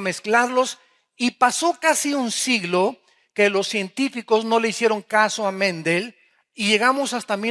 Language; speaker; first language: Spanish; native; Spanish